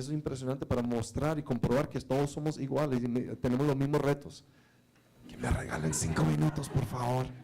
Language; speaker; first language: Spanish; native; Spanish